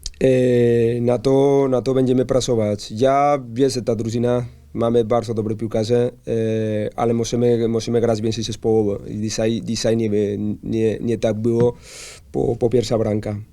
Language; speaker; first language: Polish; non-native, learner; Spanish